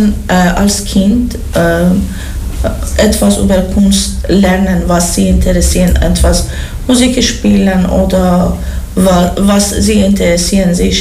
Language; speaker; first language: German; non-native, learner; Persian